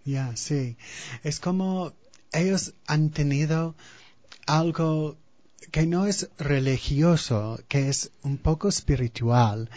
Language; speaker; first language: Spanish; non-native, fluent; English